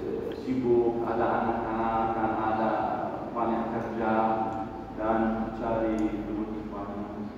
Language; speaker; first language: Indonesian; non-native, learner; Arabic